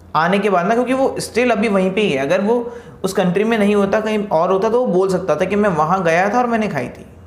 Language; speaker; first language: Hindi; native; Hindi